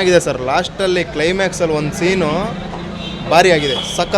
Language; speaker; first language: Kannada; native; Kannada